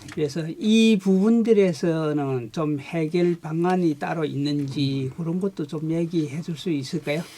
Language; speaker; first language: Korean; native; Korean